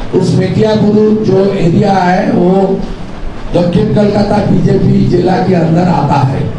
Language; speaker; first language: Hindi; non-native, local second language; Bangla